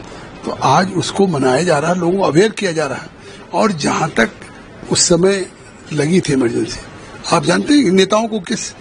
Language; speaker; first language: Hindi; native; Hindi